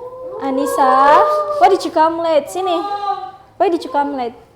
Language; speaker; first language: English; non-native, learner; Indonesian